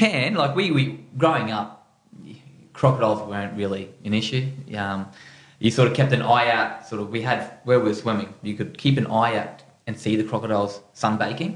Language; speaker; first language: English; native; English